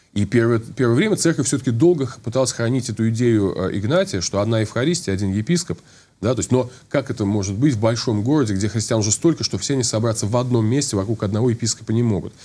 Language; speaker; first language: Russian; native; Russian